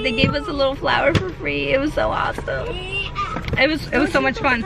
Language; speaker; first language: English; early bilingual, other home language; Spanish